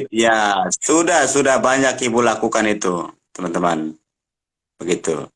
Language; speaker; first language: Indonesian; native; Indonesian